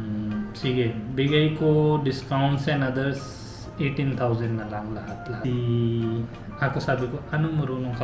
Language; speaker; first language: Filipino; non-native, learner; Hindi